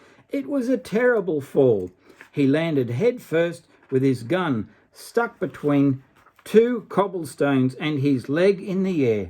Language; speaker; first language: English; native; English